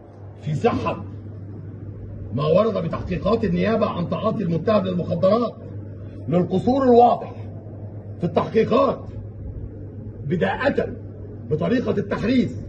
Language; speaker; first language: Arabic; native; Arabic